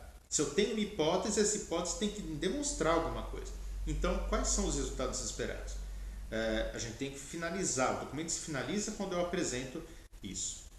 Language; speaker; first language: Portuguese; native; Portuguese